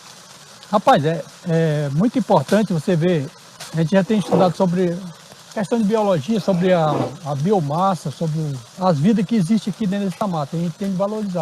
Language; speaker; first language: Portuguese; native; Portuguese